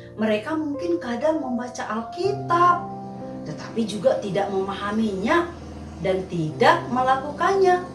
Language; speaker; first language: Indonesian; native; Indonesian